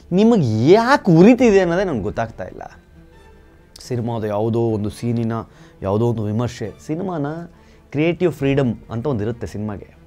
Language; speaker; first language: Kannada; non-native, local second language; Tulu